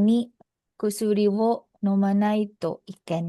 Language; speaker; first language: Japanese; non-native, learner; Filipino